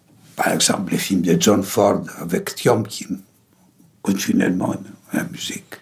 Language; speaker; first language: French; non-native, fluent; Greek